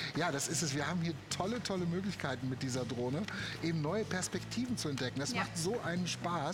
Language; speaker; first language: German; native; German